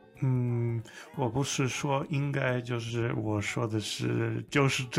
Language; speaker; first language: Chinese; non-native, learner; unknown